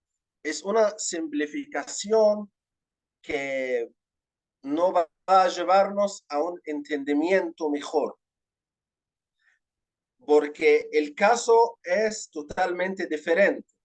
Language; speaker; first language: Spanish; non-native, fluent; Arabic